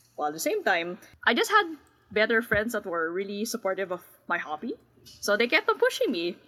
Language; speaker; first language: English; non-native, local second language; Filipino